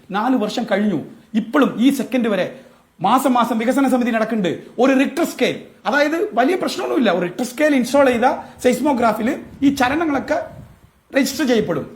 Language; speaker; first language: Malayalam; non-native, local second language; Tamil